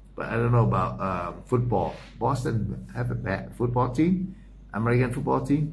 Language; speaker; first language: English; non-native, fluent; Thai